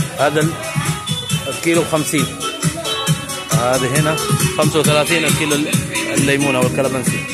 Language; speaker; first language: Filipino; non-native, learner; Arabic